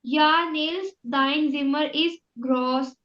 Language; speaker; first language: German; non-native, learner; Urdu